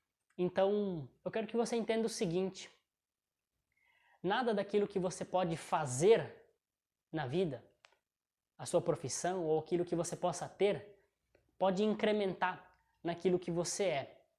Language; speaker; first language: Portuguese; native; Portuguese